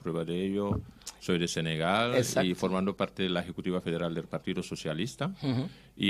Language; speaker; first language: Spanish; non-native, fluent; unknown